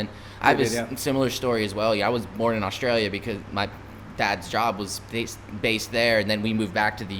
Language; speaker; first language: English; native; English